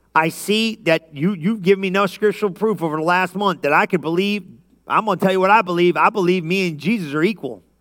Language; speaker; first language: English; native; English